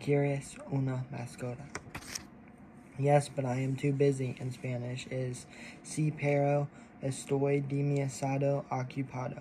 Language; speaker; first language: Spanish; non-native, learner; English